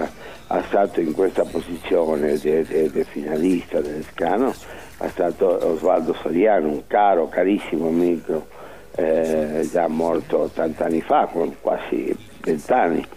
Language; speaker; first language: Italian; early bilingual, heritage; Spanish